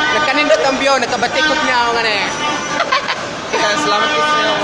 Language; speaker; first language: Cebuano; non-native, learner; Korean